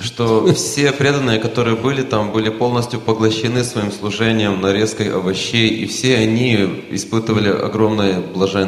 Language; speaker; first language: Russian; native; Russian